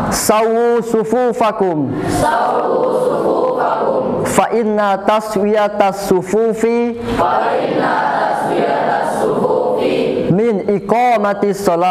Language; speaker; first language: Arabic; non-native, learner; Indonesian